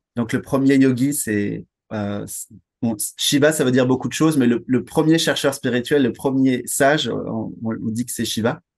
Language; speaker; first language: French; native; French